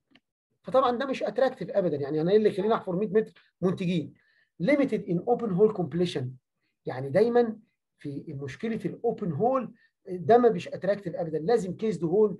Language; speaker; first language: Arabic; native; Arabic